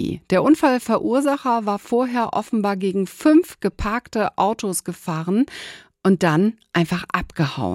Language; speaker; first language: German; native; German